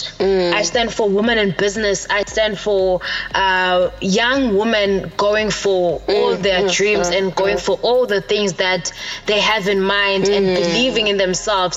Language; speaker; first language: English; non-native, local second language; Zulu